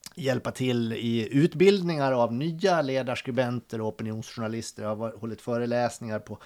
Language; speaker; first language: Swedish; native; Swedish